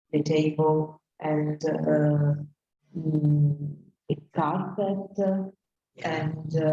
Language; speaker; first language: English; non-native, learner; Italian